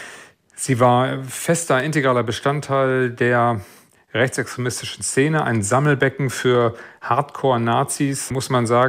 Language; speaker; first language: German; native; German